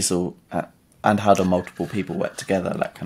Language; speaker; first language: English; native; English